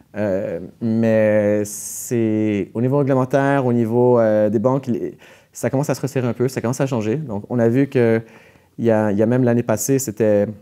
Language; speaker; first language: French; native; French